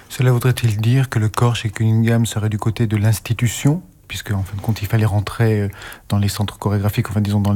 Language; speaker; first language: French; native; French